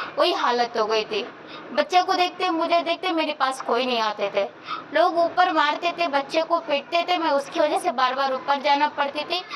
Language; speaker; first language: Hindi; non-native, local second language; Kannada